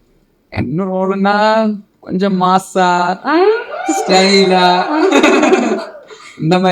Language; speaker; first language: Tamil; non-native, local second language; Malayalam